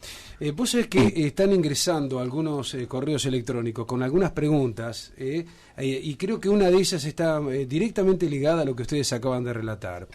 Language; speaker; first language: Spanish; native; Spanish